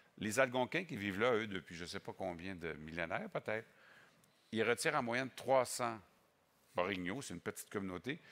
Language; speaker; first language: French; native; French